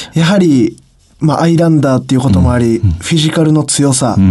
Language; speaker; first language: Japanese; native; Japanese